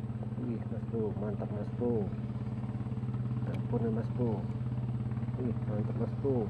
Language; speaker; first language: Indonesian; native; Indonesian